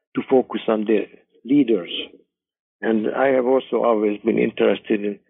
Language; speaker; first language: English; non-native, fluent; Hungarian